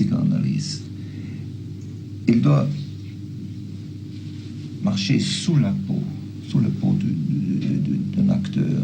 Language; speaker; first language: French; non-native, fluent; German